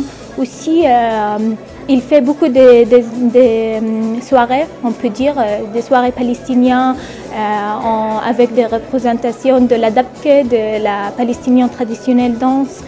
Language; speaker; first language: French; non-native, fluent; Arabic